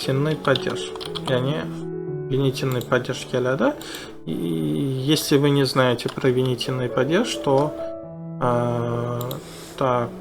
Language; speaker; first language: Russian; non-native, fluent; Uzbek